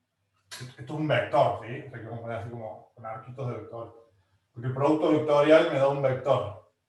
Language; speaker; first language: Spanish; native; Spanish